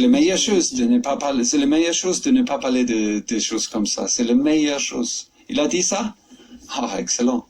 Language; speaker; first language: French; non-native, fluent; German